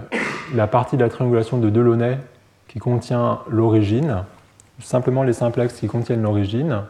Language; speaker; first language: French; native; French